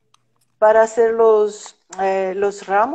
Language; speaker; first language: Spanish; non-native, fluent; Portuguese